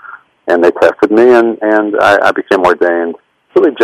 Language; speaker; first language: English; native; English